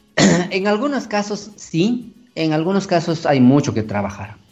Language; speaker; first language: Spanish; native; Spanish